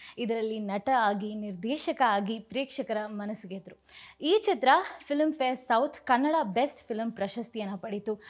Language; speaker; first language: Kannada; native; Kannada